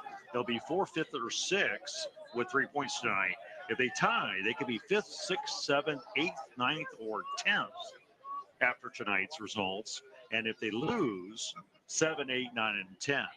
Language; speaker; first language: English; native; English